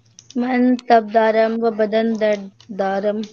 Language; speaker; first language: Persian; non-native, learner; Urdu